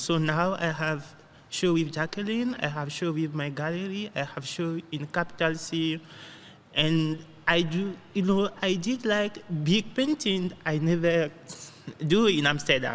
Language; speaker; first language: English; non-native, learner; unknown